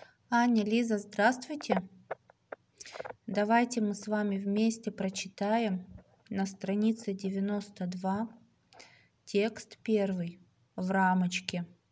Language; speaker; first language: Russian; native; Russian